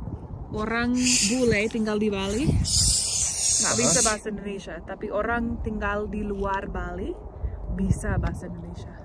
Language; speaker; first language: Indonesian; non-native, learner; English